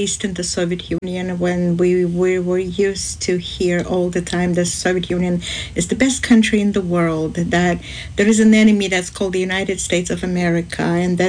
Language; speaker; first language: English; non-native, fluent; Azerbaijani